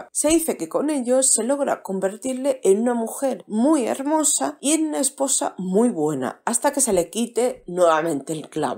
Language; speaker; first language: Spanish; native; Spanish